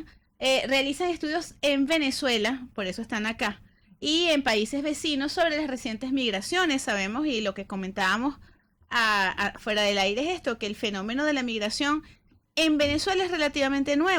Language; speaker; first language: Spanish; native; Spanish